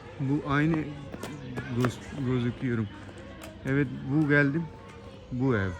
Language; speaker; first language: Turkish; non-native, learner; Urdu